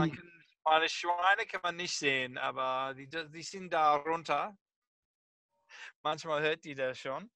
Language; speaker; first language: German; non-native, fluent; English